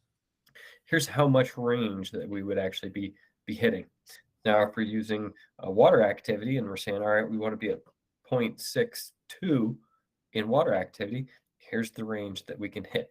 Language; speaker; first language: English; native; English